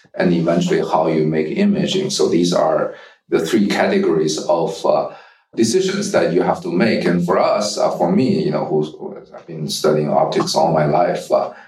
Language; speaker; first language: English; non-native, fluent; Chinese